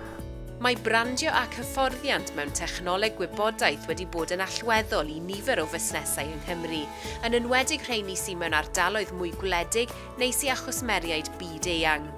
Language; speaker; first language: Welsh; native; Welsh